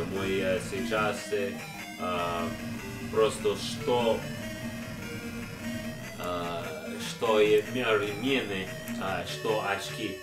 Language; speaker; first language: Russian; non-native, learner; English